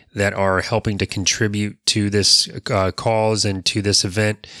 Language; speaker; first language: English; native; English